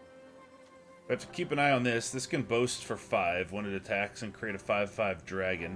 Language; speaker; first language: English; native; English